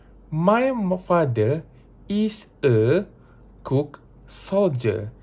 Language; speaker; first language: English; non-native, local second language; Malay